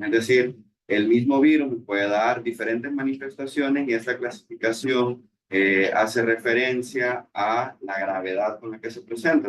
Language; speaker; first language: Spanish; native; Spanish